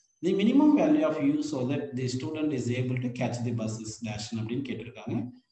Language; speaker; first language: English; non-native, local second language; Tamil